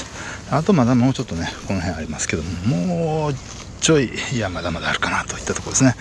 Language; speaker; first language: Japanese; native; Japanese